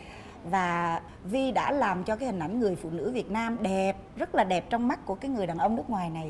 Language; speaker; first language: Vietnamese; native; Vietnamese